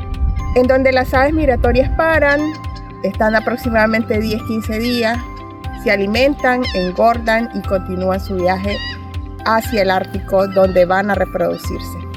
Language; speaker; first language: Spanish; native; Spanish